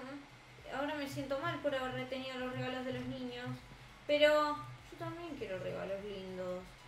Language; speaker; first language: Spanish; native; Spanish